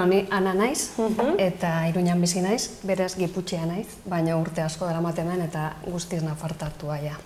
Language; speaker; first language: Basque; non-native, local second language; Spanish